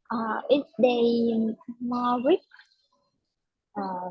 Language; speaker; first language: English; non-native, learner; Vietnamese